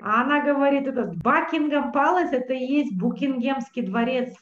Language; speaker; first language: Russian; native; Russian